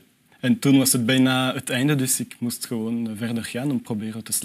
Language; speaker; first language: Dutch; non-native, local second language; French